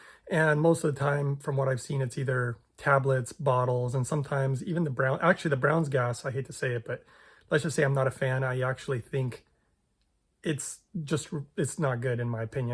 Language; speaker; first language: English; native; English